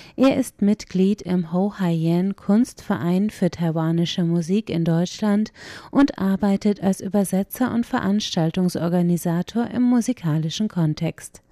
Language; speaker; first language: German; native; German